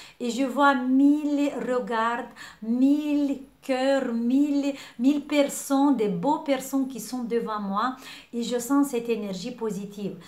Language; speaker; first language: French; non-native, fluent; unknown